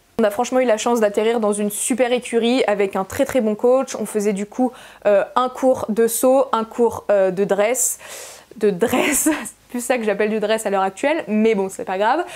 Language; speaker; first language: French; native; French